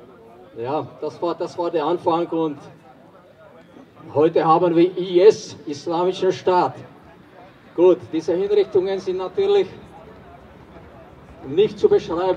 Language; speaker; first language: German; non-native, fluent; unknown